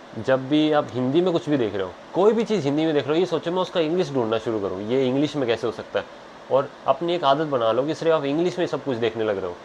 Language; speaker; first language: Hindi; native; Hindi